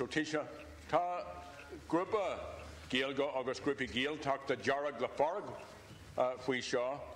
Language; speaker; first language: Irish; non-native, local second language; English